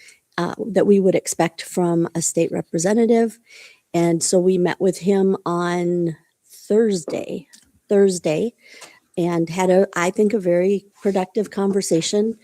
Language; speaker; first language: English; native; English